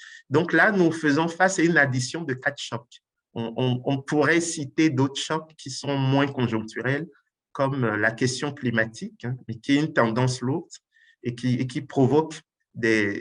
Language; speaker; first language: French; non-native, local second language; Ewe